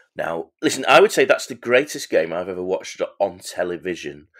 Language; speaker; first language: English; native; English